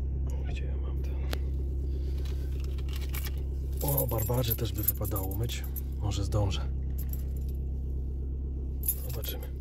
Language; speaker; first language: Polish; native; Polish